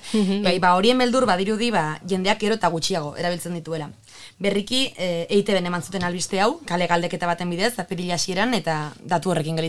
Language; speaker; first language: Basque; native; Basque